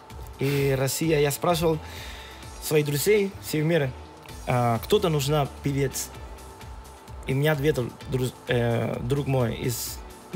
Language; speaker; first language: Russian; non-native, learner; Spanish